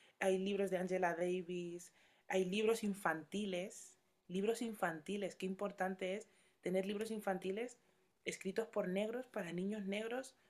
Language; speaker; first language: Spanish; early bilingual, other home language; Yoruba